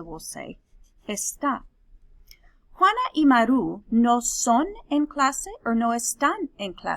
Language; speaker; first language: Spanish; non-native, fluent; English